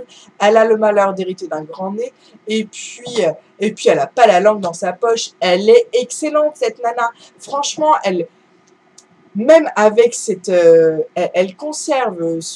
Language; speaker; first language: French; native; French